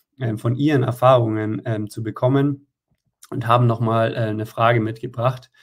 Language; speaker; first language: German; native; German